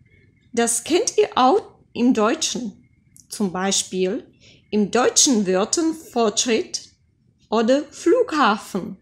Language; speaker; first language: German; non-native, fluent; Czech